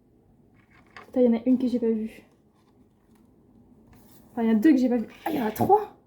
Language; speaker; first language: French; native; French